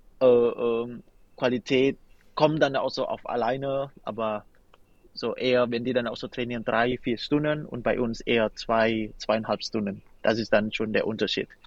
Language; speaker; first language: German; non-native, fluent; Indonesian